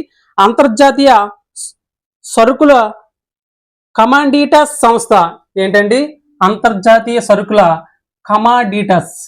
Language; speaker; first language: Telugu; native; Telugu